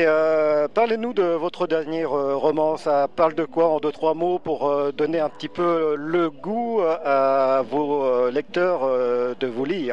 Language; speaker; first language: French; native; French